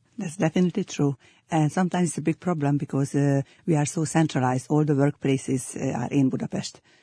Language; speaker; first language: English; non-native, fluent; Hungarian